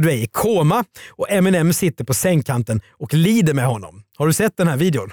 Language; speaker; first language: Swedish; native; Swedish